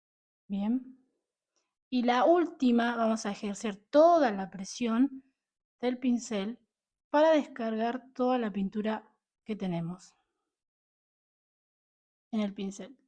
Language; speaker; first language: Spanish; native; Spanish